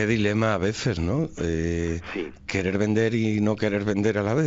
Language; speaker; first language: Spanish; native; Spanish